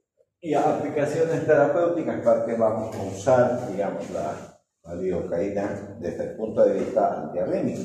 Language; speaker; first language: Spanish; native; Spanish